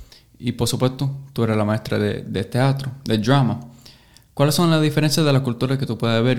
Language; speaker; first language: Spanish; early bilingual, heritage; English